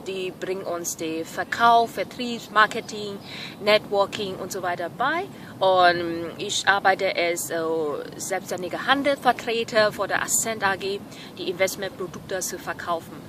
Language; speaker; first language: German; non-native, fluent; Burmese